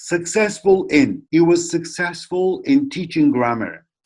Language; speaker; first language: English; non-native, fluent; Turkish